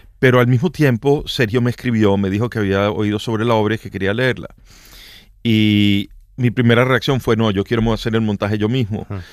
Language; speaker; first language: Spanish; native; Spanish